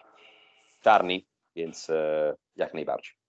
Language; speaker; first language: Polish; non-native, fluent; Italian